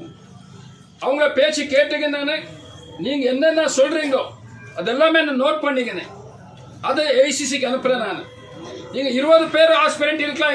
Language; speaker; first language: Tamil; non-native, learner; Kannada